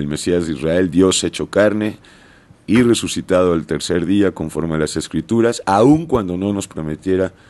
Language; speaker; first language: Spanish; native; Spanish